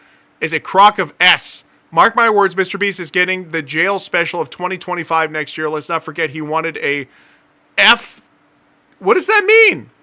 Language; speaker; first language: English; native; English